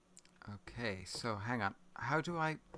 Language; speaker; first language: English; native; English